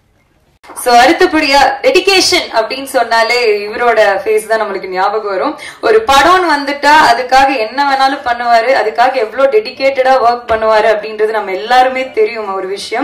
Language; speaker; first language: Tamil; native; Tamil